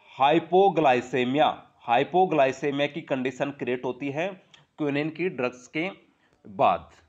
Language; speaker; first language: Hindi; native; Hindi